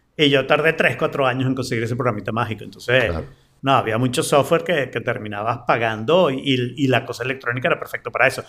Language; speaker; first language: Spanish; native; Spanish